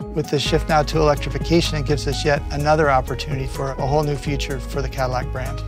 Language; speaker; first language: English; non-native, fluent; Chinese